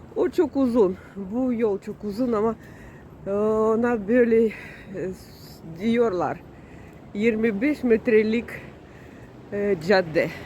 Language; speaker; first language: Turkish; non-native, learner; Russian